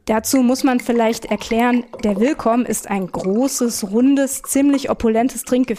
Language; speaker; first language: German; native; German